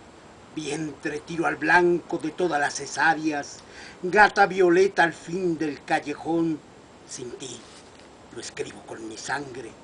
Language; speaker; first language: Spanish; native; Spanish